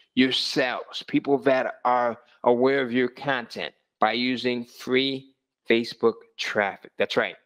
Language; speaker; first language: English; native; English